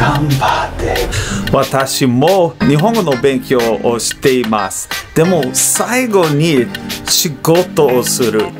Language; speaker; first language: Japanese; non-native, learner; English